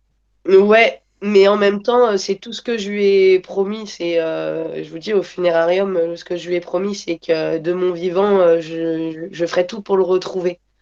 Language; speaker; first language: French; native; French